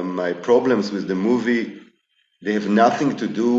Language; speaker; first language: English; non-native, fluent; Hebrew